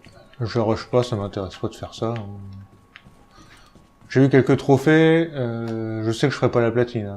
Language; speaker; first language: French; native; French